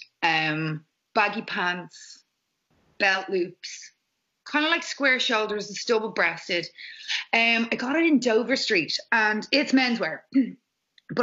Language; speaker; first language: English; native; English